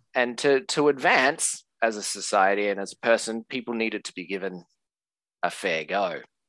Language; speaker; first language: English; native; English